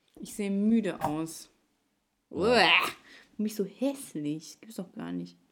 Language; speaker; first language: German; early bilingual, other home language; Ukrainian